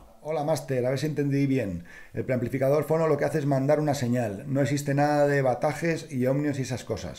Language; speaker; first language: Spanish; native; Spanish